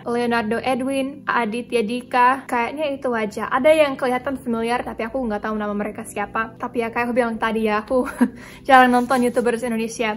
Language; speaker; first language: Indonesian; non-native, fluent; English